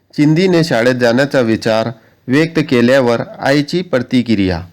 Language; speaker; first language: Marathi; non-native, local second language; Urdu